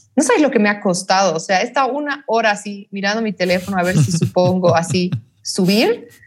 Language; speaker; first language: Spanish; native; Spanish